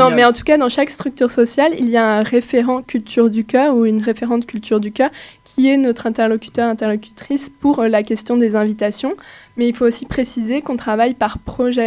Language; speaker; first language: French; native; French